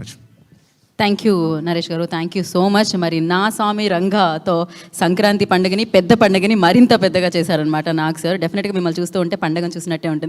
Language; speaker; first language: Telugu; native; Telugu